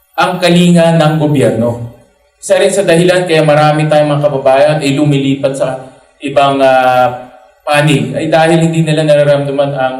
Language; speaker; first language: Filipino; native; Filipino